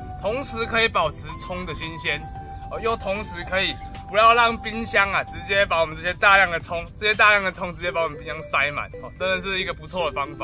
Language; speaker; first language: Chinese; native; Chinese